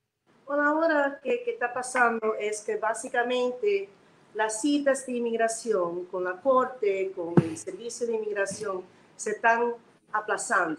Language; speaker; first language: Spanish; early bilingual, heritage; Spanish